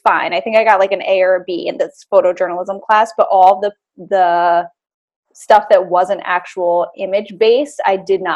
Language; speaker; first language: English; native; English